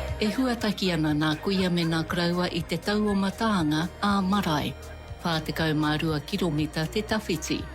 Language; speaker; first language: Māori; native; Māori